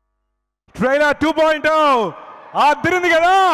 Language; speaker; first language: Telugu; native; Telugu